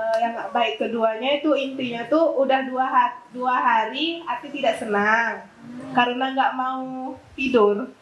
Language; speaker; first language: Indonesian; non-native, local second language; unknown